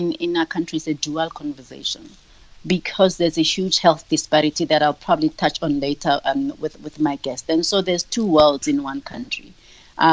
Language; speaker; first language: English; non-native, local second language; Tswana